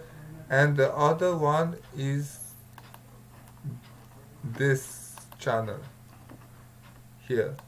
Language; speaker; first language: English; non-native, learner; Russian